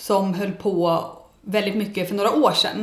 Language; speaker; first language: Swedish; native; Swedish